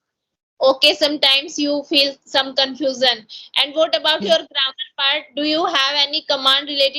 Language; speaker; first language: English; non-native, local second language; Hindi